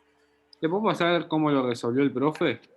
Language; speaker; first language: Spanish; native; Spanish